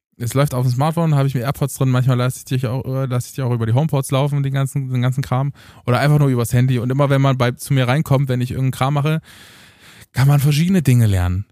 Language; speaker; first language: German; early bilingual, other home language; Romanian